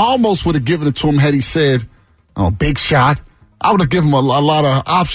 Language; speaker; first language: English; native; English